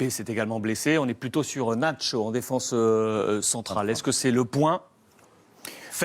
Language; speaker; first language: French; native; French